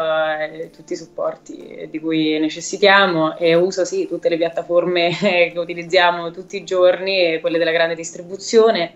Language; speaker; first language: Italian; native; Italian